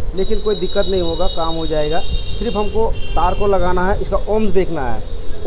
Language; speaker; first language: Hindi; non-native, local second language; Bangla